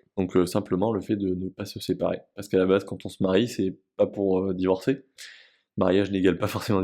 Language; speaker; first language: French; native; French